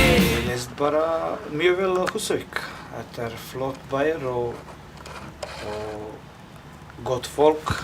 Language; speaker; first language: Icelandic; non-native, learner; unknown